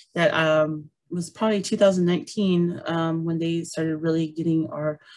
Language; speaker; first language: English; native; English